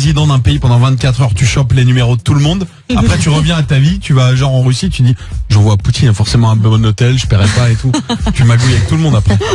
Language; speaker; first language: French; native; French